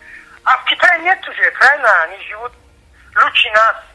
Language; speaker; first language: Russian; non-native, fluent; Tajik